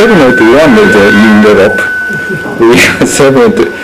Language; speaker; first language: English; non-native, learner; Japanese